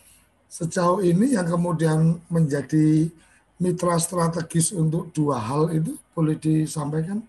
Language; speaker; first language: Malay; native; Malay